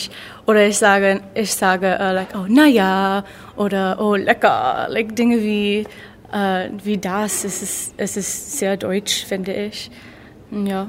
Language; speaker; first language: German; non-native, learner; English